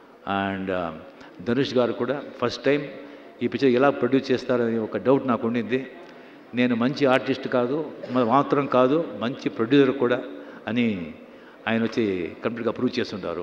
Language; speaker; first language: Telugu; non-native, local second language; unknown